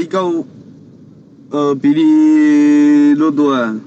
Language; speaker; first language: Filipino; non-native, learner; Chinese